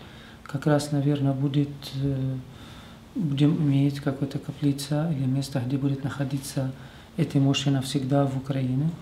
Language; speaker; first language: Russian; non-native, learner; Arabic